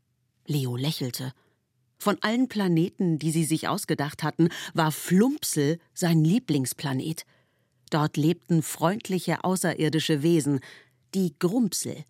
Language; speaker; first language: German; native; German